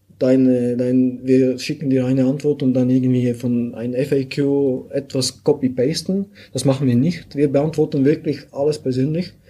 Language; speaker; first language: German; non-native, fluent; Bulgarian